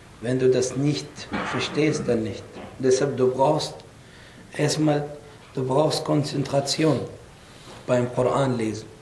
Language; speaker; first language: German; non-native, fluent; Arabic